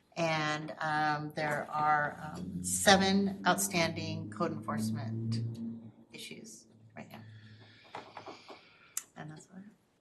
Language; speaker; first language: English; native; English